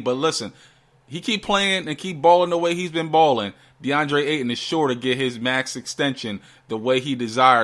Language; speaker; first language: English; native; English